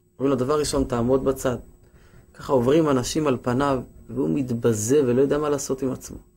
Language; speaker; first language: Hebrew; native; Hebrew